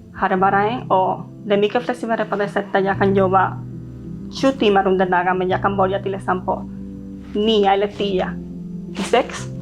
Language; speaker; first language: Swedish; non-native, fluent; Spanish